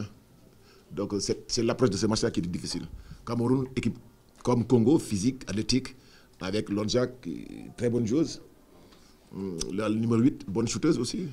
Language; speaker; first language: French; non-native, local second language; Wolof